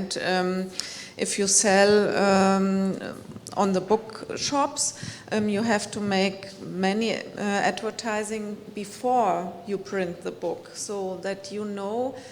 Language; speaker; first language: English; non-native, fluent; German